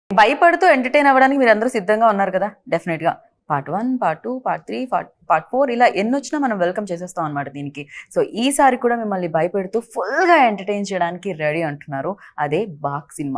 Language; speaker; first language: Telugu; native; Telugu